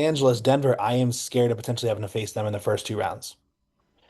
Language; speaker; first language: English; native; English